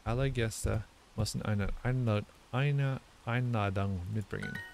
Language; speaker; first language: German; non-native, learner; English